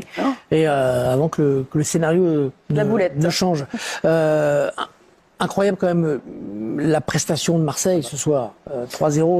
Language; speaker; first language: French; native; French